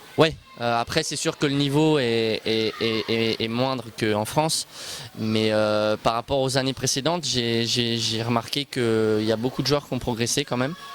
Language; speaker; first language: French; early bilingual, other home language; Bosnian